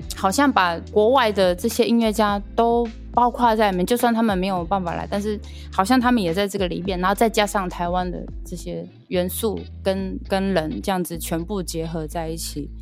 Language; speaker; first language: Chinese; non-native, local second language; Amis